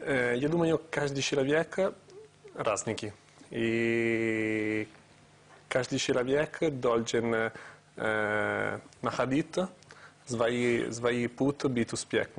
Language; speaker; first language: Russian; non-native, learner; Italian